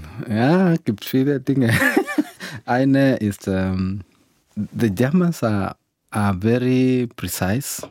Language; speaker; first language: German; non-native, learner; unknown